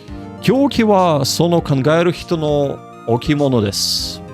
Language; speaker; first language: Japanese; non-native, learner; English